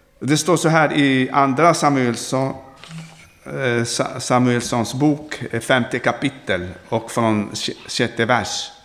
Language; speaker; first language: Swedish; non-native, fluent; Arabic